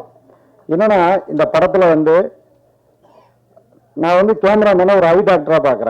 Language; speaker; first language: Tamil; native; Tamil